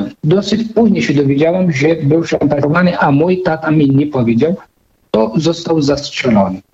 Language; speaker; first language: Polish; non-native, fluent; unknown